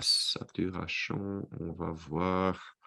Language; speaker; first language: French; non-native, local second language; Dutch